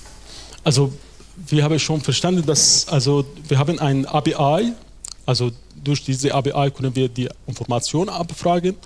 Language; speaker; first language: German; non-native, fluent; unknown